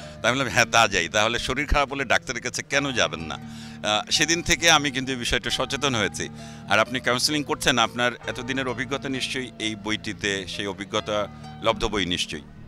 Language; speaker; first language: Bangla; native; Bangla